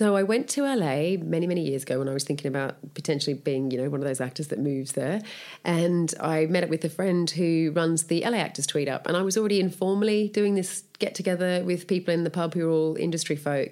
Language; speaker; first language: English; native; English